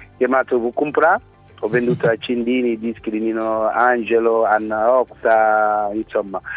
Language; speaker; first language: Italian; non-native, fluent; Wolof